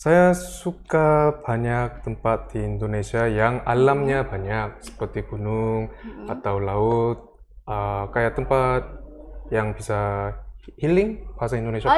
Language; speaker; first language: Indonesian; early bilingual, other home language; Korean